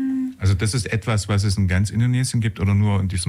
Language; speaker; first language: German; native; German